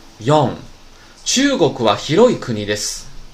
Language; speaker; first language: Japanese; non-native, fluent; Chinese